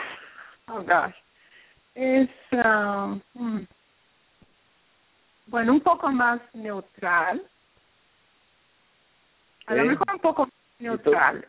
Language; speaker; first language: Spanish; early bilingual, heritage; Spanish